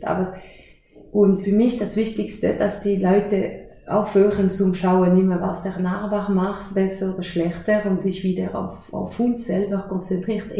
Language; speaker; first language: German; non-native, fluent; French